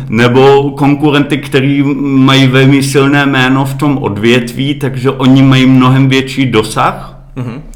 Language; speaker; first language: Czech; early bilingual, heritage; Czech